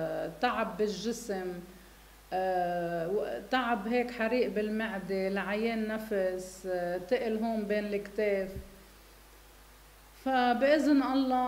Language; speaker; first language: Arabic; native; Arabic